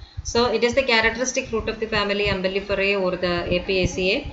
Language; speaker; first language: English; non-native, local second language; Malayalam